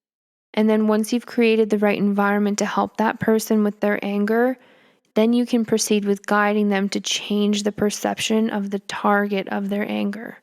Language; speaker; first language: English; native; English